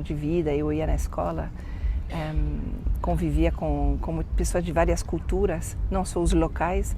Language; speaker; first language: Portuguese; non-native, fluent; French